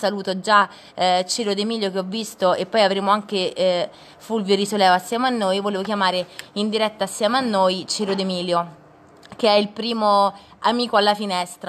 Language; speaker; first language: Italian; native; Italian